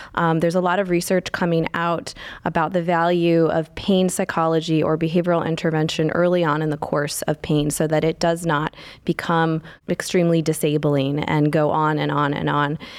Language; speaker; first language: English; native; English